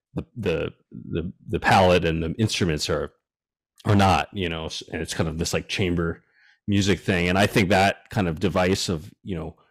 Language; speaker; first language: English; native; English